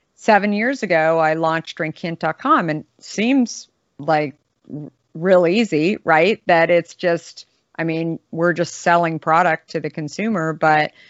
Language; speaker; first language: English; native; English